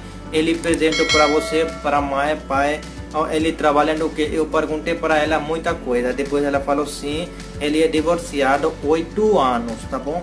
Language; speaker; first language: Portuguese; non-native, learner; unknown